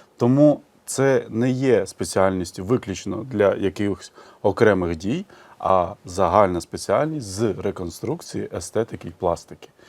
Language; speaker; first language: Ukrainian; native; Ukrainian